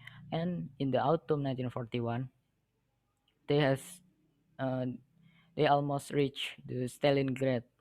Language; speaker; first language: English; non-native, learner; Indonesian